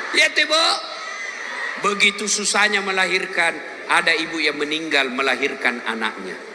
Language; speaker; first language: Indonesian; non-native, local second language; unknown